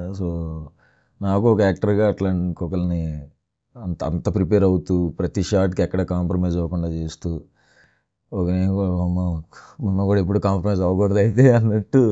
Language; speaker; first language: Telugu; native; Telugu